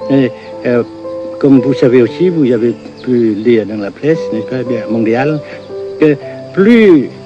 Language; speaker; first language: French; non-native, local second language; Vietnamese